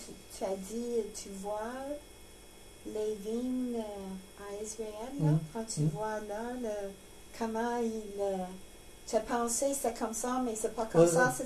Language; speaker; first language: French; non-native, learner; English